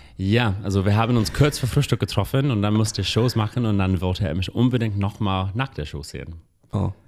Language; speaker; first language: German; non-native, fluent; English